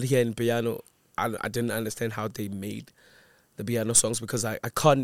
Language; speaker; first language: English; non-native, local second language; Zulu